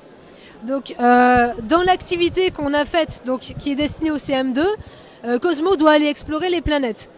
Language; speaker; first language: French; native; French